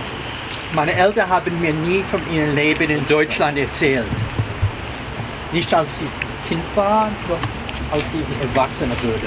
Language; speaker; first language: German; non-native, learner; English